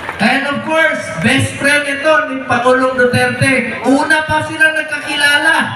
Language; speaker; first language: Filipino; non-native, local second language; Cebuano